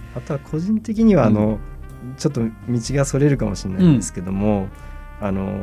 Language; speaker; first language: Japanese; native; Japanese